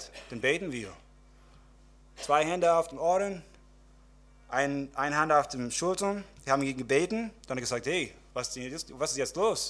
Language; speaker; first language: German; non-native, fluent; English